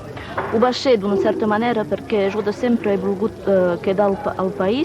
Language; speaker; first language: Catalan; non-native, local second language; French